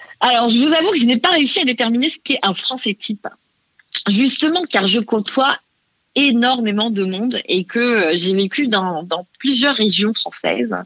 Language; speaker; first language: French; non-native, local second language; Arabic